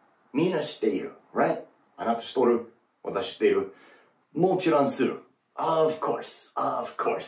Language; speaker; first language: Japanese; non-native, learner; English